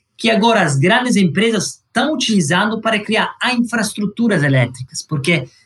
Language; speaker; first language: Portuguese; non-native, fluent; Italian